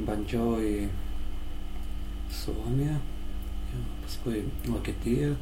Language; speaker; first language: Lithuanian; non-native, learner; Azerbaijani